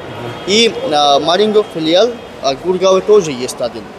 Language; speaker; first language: Russian; non-native, learner; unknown